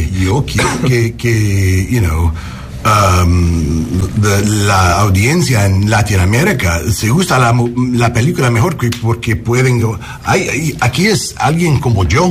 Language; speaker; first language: Spanish; early bilingual, heritage; English